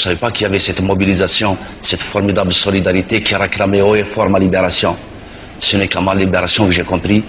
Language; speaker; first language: French; non-native, local second language; Kabyle